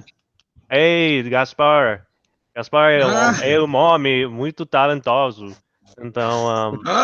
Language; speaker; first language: Portuguese; non-native, learner; English